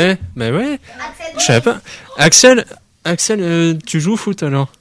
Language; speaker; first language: French; native; French